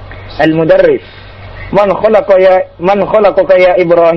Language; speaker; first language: Arabic; non-native, learner; Indonesian